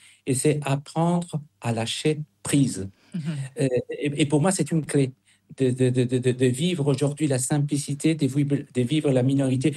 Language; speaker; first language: French; non-native, fluent; Spanish